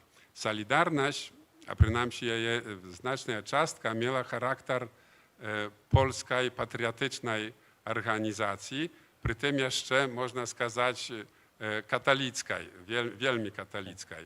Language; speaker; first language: Polish; non-native, learner; Belarusian